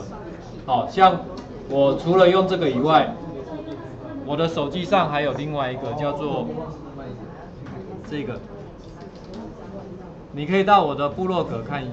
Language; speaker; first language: Chinese; native; Chinese